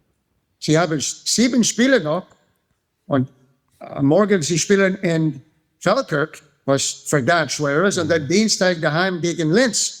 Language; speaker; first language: German; non-native, fluent; English